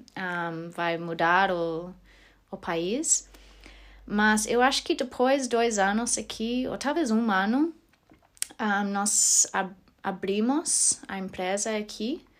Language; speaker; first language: Portuguese; non-native, learner; English